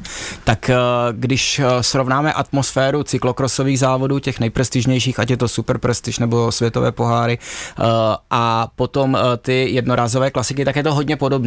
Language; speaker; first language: Czech; native; Czech